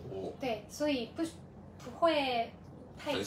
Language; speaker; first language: Chinese; non-native, fluent; Japanese